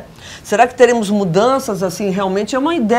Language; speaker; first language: Portuguese; native; Portuguese